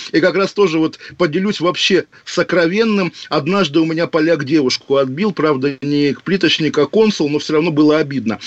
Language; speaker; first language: Russian; native; Russian